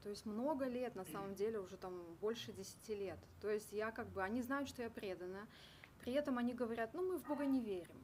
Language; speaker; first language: Russian; native; Russian